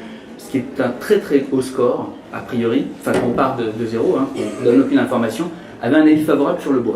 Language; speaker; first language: French; native; French